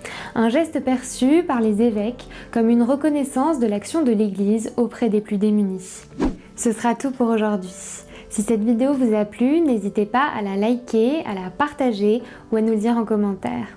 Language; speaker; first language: French; native; French